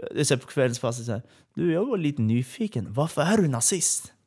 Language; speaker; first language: Swedish; early bilingual, other home language; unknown